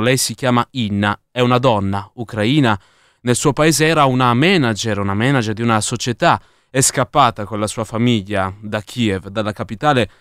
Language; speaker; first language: Italian; native; Italian